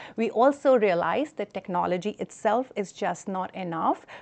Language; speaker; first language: English; non-native, local second language; Hindi